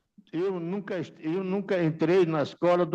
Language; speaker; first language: Portuguese; non-native, local second language; Yanomámi